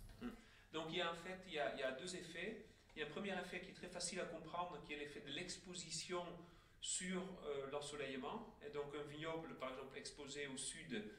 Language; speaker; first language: French; native; French